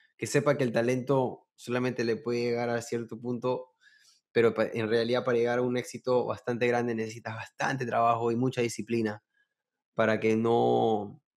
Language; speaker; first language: Spanish; early bilingual, heritage; Spanish